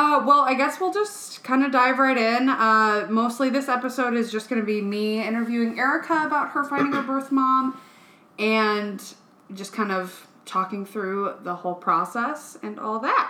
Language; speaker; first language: English; native; English